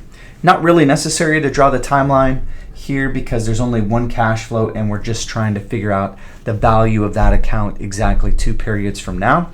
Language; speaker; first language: English; native; English